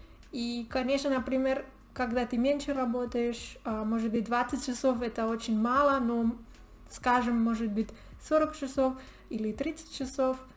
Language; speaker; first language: Russian; non-native, learner; Spanish